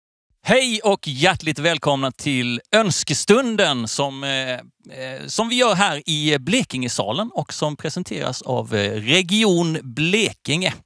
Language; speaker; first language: Swedish; native; Swedish